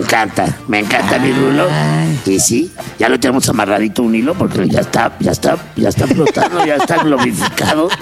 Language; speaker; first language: Spanish; native; Spanish